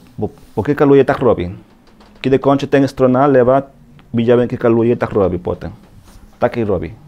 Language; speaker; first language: Polish; non-native, learner; Spanish